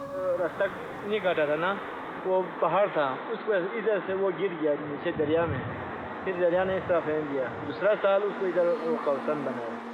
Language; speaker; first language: Hindi; non-native, local second language; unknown